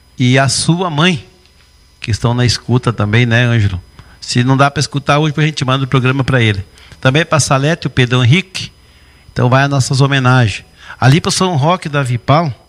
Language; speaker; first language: Portuguese; native; Portuguese